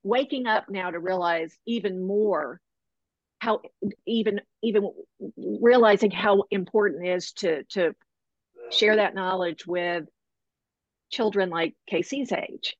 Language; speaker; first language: English; native; English